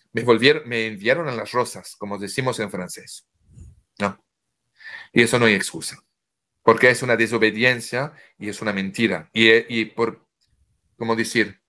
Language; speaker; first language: Spanish; non-native, fluent; French